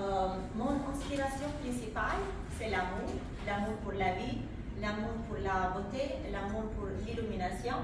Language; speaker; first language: French; non-native, fluent; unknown